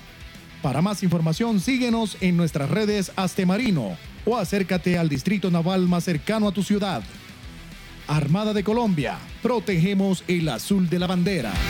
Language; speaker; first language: Spanish; native; Spanish